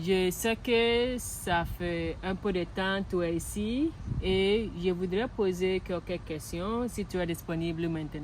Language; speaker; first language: French; non-native, learner; Akan